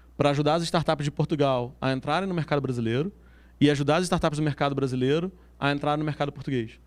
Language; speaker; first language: Portuguese; native; Portuguese